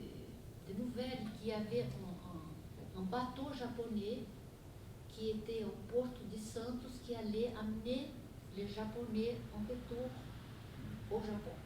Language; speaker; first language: French; non-native, fluent; Portuguese